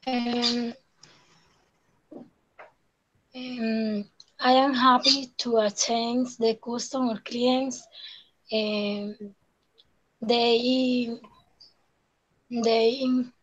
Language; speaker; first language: English; non-native, learner; Spanish